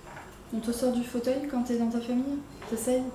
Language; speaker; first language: French; native; French